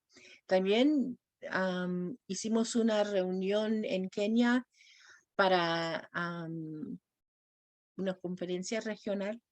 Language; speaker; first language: Spanish; non-native, fluent; English